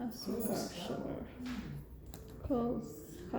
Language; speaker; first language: Spanish; non-native, learner; English